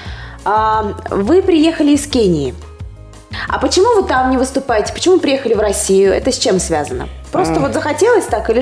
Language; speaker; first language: Russian; native; Russian